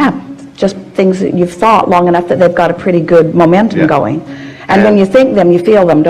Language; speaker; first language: English; native; English